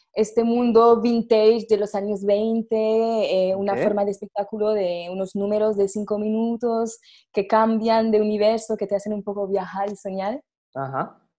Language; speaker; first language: Spanish; non-native, fluent; French